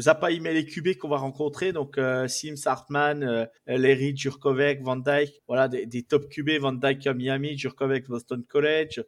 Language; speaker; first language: French; native; French